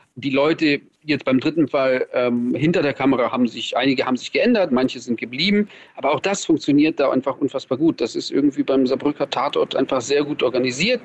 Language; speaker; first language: German; early bilingual, other home language; Russian